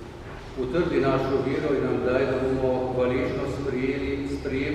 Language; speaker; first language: Slovenian; native; Slovenian